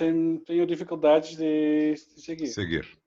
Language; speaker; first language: Portuguese; non-native, learner; Dutch